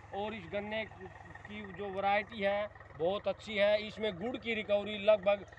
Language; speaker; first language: Hindi; native; Hindi